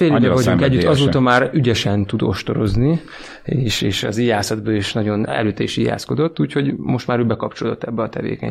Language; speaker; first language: Hungarian; native; Hungarian